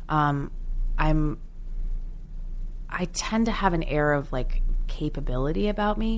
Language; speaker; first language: English; native; English